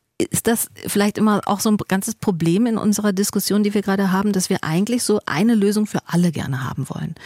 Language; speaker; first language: German; native; German